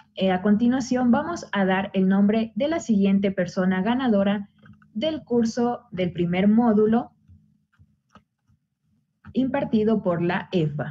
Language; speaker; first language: Spanish; native; Spanish